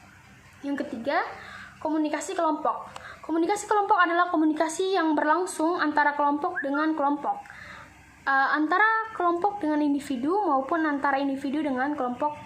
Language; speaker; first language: Indonesian; native; Indonesian